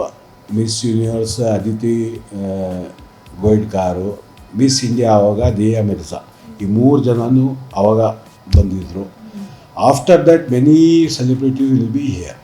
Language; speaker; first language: Kannada; non-native, local second language; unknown